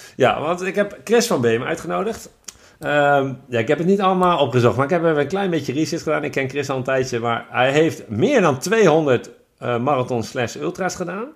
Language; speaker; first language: Dutch; native; Dutch